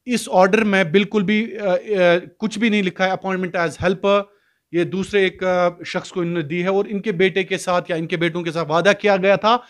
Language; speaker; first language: Hindi; non-native, local second language; Kashmiri